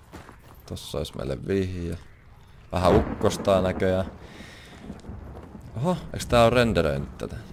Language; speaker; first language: Finnish; native; Finnish